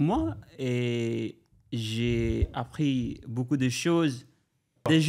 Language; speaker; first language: French; non-native, learner; Albanian